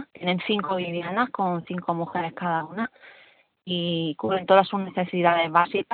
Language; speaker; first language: Spanish; native; Spanish